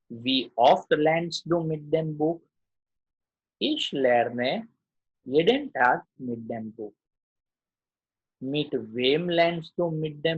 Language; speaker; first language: German; non-native, learner; Gujarati